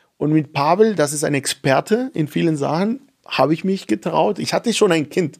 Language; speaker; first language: German; non-native, fluent; Spanish